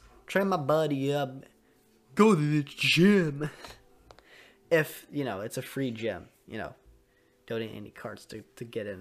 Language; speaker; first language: English; native; English